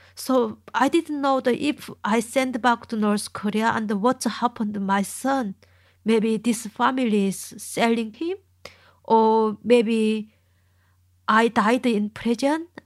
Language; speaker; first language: English; non-native, learner; Korean